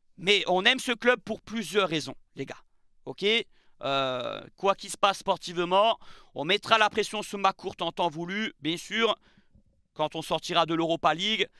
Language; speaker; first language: French; native; French